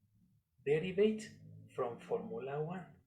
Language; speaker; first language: English; non-native, fluent; Spanish